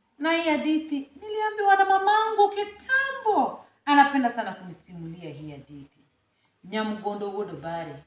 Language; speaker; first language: Swahili; non-native, local second language; Luo (Kenya and Tanzania)